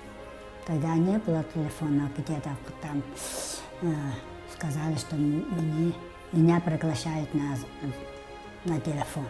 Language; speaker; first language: Russian; non-native, local second language; Tuvinian